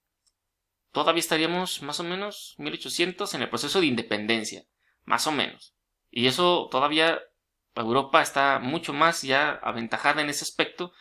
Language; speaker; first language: Spanish; native; Spanish